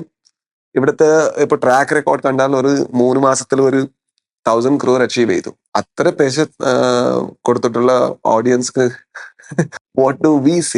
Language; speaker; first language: Malayalam; non-native, learner; Kannada